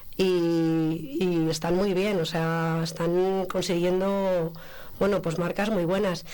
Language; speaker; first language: Spanish; native; Spanish